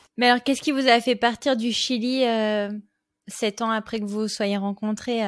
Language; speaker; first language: French; native; French